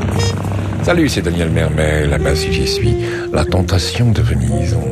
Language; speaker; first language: French; native; French